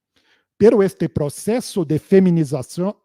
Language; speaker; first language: Spanish; non-native, fluent; Portuguese